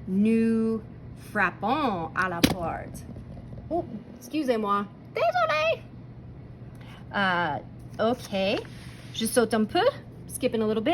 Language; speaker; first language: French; non-native, fluent; English